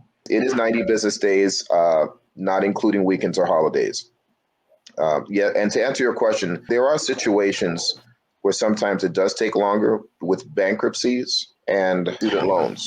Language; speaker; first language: English; native; English